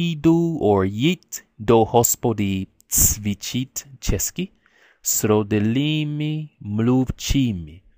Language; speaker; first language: Czech; non-native, learner; English